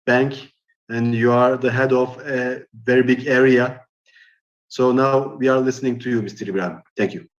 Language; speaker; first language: English; non-native, fluent; Turkish